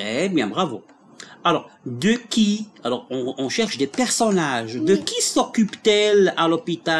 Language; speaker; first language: French; non-native, local second language; Arabic